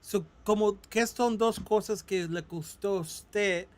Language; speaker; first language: Spanish; non-native, fluent; English